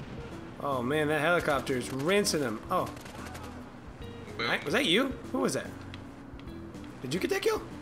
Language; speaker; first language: English; native; English